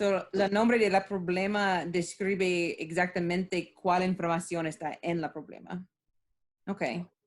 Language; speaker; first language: Spanish; non-native, learner; English